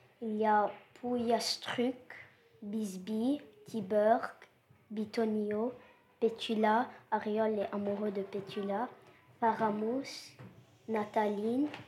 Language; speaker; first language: French; non-native, learner; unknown